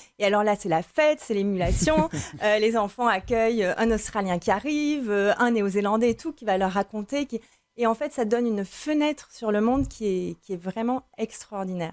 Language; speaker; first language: French; native; French